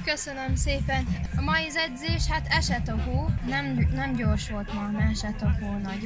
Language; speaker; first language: Hungarian; early bilingual, heritage; English